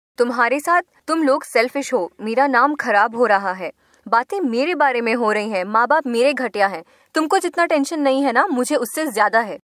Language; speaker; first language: Hindi; non-native, local second language; Bangla